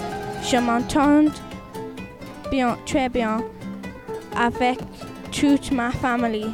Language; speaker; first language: French; non-native, learner; English